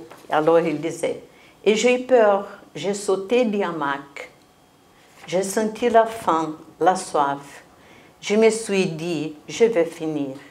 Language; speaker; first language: French; non-native, fluent; Portuguese